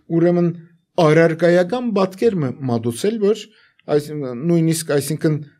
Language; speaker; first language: Armenian; native; Armenian